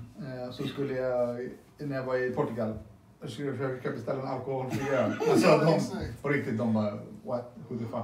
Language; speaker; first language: Swedish; native; Swedish